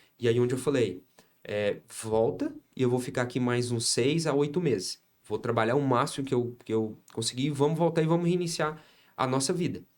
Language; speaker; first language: Portuguese; native; Portuguese